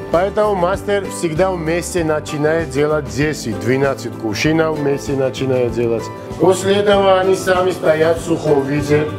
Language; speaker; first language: Russian; non-native, fluent; Georgian